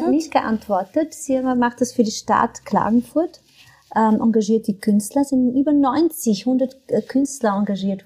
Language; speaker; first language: German; non-native, fluent; Portuguese